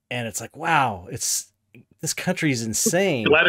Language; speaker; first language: English; native; English